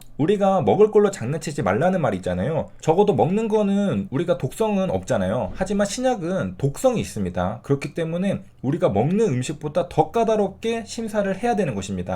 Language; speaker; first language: Korean; native; Korean